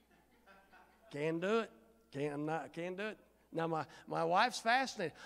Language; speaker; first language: English; native; English